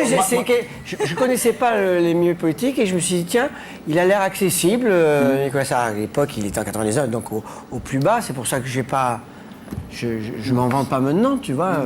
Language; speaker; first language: French; native; French